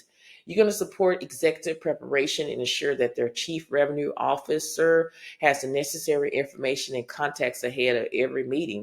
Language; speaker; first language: English; native; English